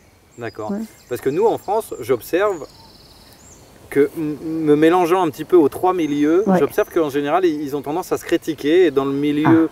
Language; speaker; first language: French; native; French